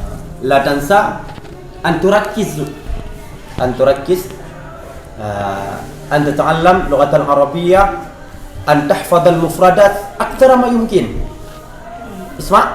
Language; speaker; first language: Arabic; non-native, fluent; Indonesian